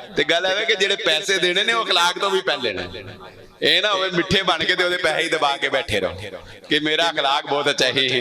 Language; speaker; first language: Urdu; non-native, local second language; Punjabi